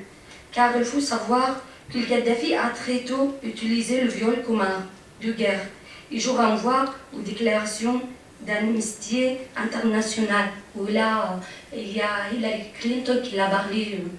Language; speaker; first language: French; non-native, fluent; Arabic